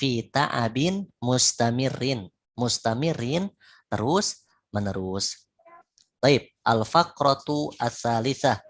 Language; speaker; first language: Arabic; non-native, fluent; Indonesian